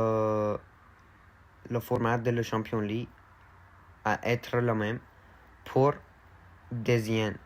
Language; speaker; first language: French; non-native, learner; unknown